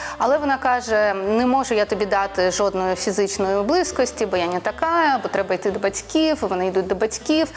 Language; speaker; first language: Ukrainian; non-native, local second language; Russian